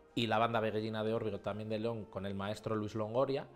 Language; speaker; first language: Spanish; native; Spanish